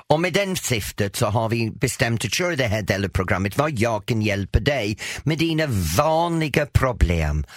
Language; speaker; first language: Swedish; non-native, fluent; English